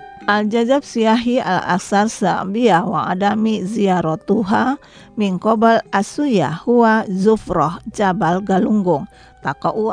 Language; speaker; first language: Arabic; non-native, fluent; Indonesian